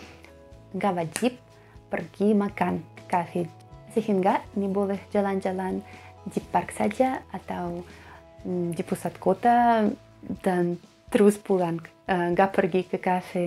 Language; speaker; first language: Indonesian; non-native, fluent; Russian